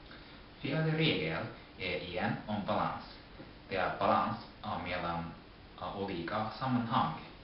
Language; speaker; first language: Swedish; non-native, fluent; Japanese